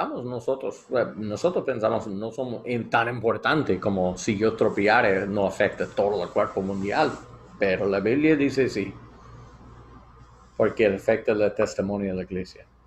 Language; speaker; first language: Spanish; non-native, learner; English